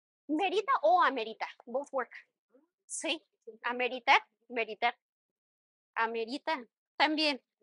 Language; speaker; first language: Spanish; early bilingual, heritage; Spanish